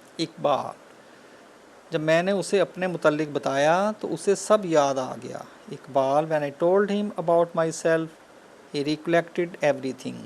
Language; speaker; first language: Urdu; native; Urdu